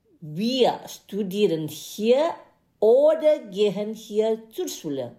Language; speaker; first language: German; non-native, fluent; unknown